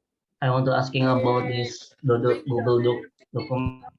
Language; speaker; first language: English; non-native, learner; Indonesian